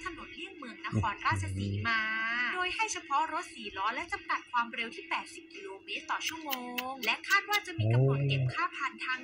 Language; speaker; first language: Thai; native; Thai